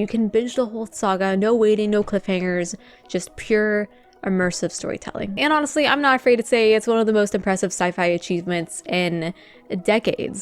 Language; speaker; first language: English; native; English